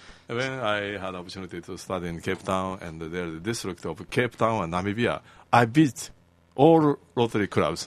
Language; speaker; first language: English; non-native, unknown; Japanese